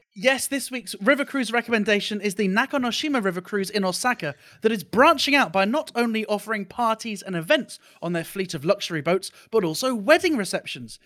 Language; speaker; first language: English; native; English